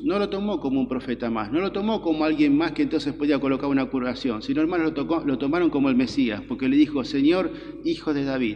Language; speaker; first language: Spanish; native; Spanish